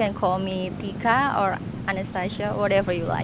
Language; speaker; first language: English; non-native, learner; Indonesian